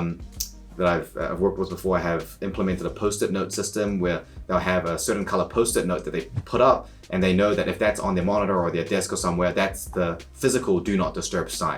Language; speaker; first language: English; native; English